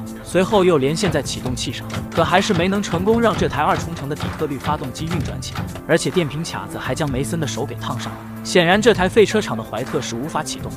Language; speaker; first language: Chinese; native; Chinese